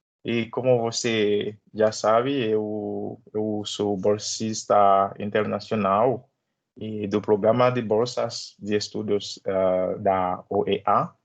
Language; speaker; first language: Portuguese; non-native, learner; Haitian Creole